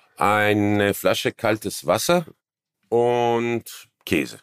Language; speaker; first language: German; non-native, fluent; Croatian